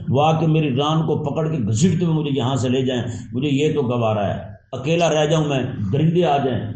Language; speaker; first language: Urdu; non-native, local second language; Punjabi